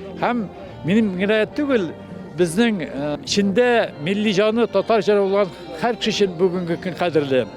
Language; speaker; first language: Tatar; native; Tatar